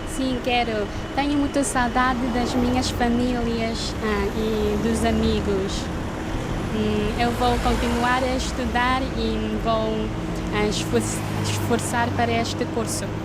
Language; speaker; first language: Portuguese; non-native, learner; Chinese